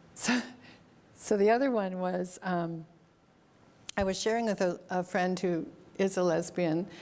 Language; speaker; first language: English; native; English